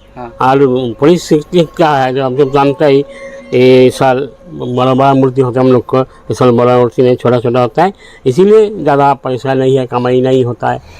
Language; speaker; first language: Hindi; non-native, local second language; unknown